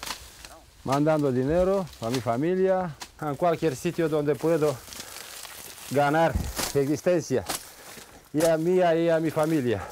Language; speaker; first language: Spanish; non-native, learner; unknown